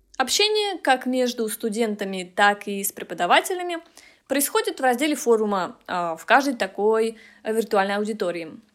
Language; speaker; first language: Russian; native; Russian